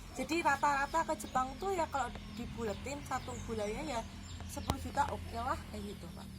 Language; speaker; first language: Indonesian; non-native, local second language; Javanese